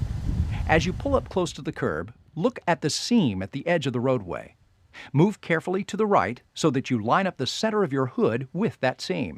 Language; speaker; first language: English; native; English